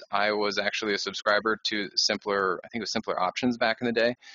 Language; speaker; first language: English; native; English